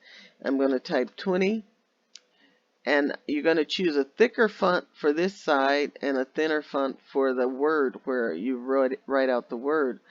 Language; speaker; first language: English; native; English